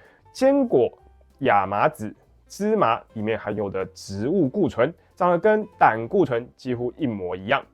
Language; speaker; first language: Chinese; native; Chinese